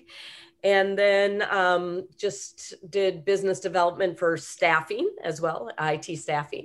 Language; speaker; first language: English; native; English